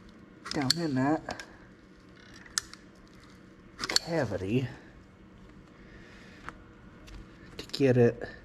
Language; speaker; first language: English; native; English